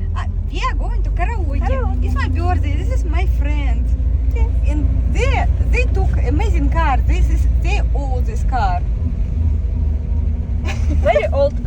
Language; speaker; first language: English; non-native, learner; Russian